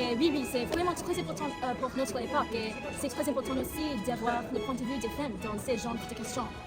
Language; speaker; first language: French; non-native, learner; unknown